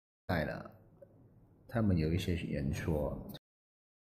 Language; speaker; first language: Chinese; non-native, local second language; Cantonese